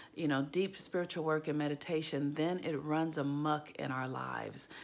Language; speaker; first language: English; native; English